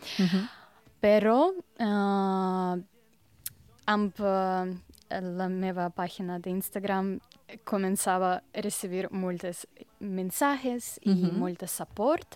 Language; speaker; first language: Catalan; non-native, learner; Russian